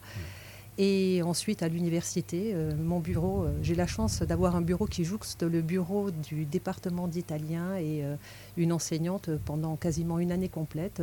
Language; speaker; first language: French; native; French